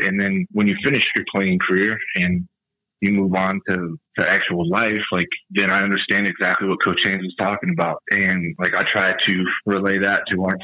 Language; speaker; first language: English; native; English